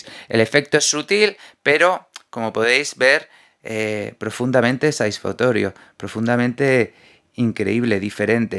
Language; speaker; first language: Spanish; native; Spanish